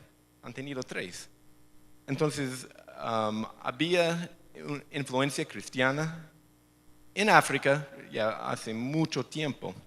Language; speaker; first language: Spanish; non-native, fluent; English